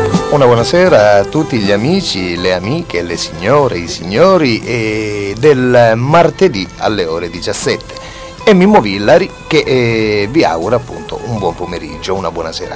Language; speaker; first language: Italian; native; Italian